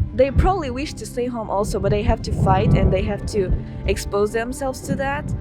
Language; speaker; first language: English; non-native, fluent; Portuguese